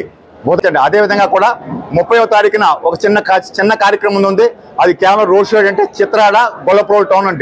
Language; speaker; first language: Telugu; native; Telugu